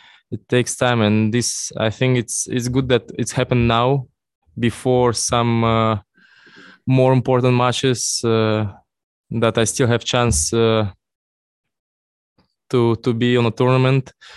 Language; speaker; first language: English; non-native, fluent; Russian